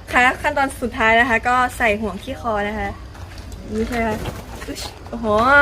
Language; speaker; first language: Thai; non-native, local second language; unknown